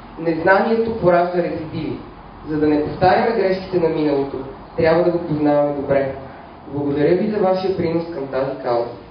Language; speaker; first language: Bulgarian; native; Bulgarian